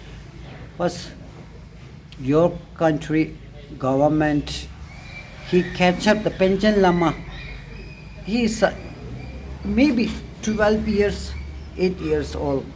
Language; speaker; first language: English; non-native, learner; Tibetan